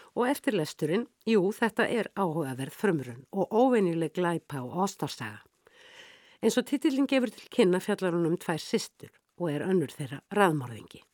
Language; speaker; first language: Icelandic; native; Icelandic